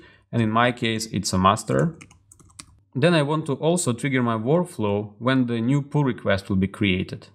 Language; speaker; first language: English; non-native, fluent; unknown